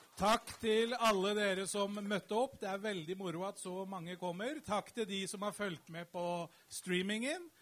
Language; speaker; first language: Norwegian; native; Norwegian